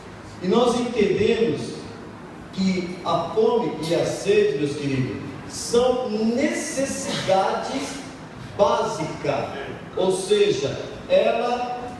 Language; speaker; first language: Portuguese; native; Portuguese